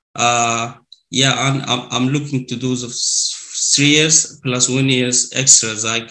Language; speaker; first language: English; non-native, learner; Arabic